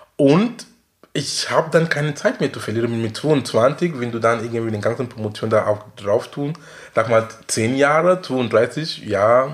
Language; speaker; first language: German; non-native, fluent; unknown